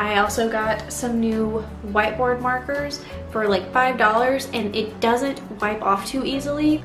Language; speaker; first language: English; native; English